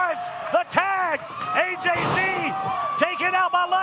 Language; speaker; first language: English; native; English